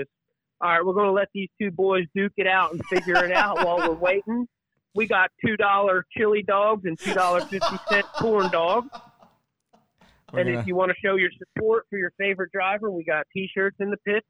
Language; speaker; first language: English; native; English